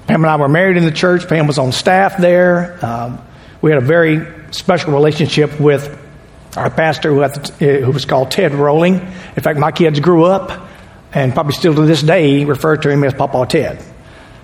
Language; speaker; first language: English; native; English